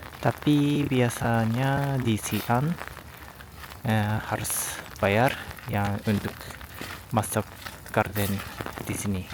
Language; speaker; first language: Indonesian; non-native, learner; Japanese